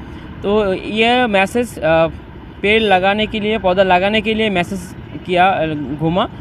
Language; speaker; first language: Hindi; non-native, learner; Bangla